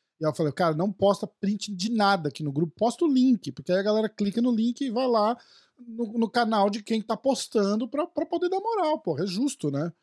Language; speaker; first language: Portuguese; native; Portuguese